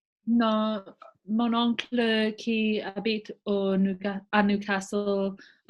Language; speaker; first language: French; non-native, learner; English